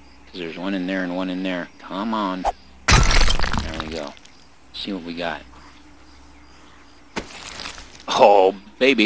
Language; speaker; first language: English; native; English